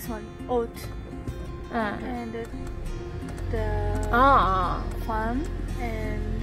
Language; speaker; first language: English; non-native, learner; Thai